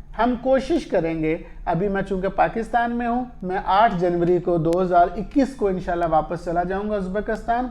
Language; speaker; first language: Urdu; non-native, local second language; Punjabi